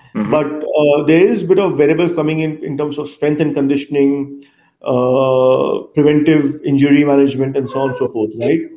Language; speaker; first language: English; non-native, local second language; Bangla